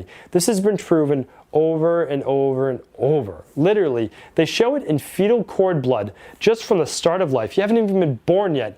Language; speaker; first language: English; native; English